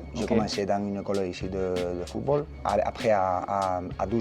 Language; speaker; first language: French; non-native, learner; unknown